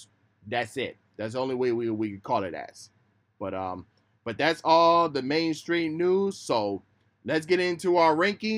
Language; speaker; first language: English; native; English